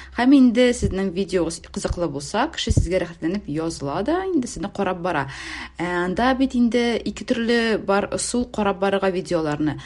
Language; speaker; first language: Tatar; native; Tatar